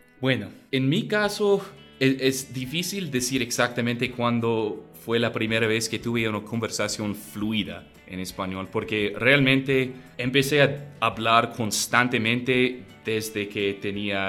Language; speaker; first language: Spanish; non-native, fluent; English